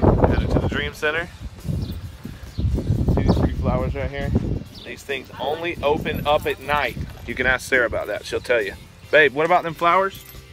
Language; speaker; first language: English; native; English